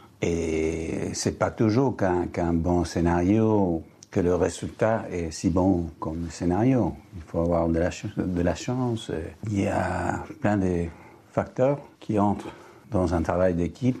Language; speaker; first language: French; non-native, fluent; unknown